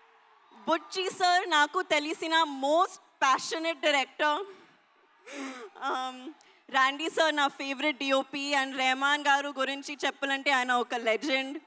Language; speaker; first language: Telugu; non-native, learner; Hindi